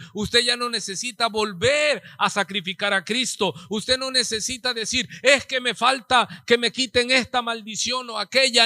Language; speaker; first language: Spanish; native; Spanish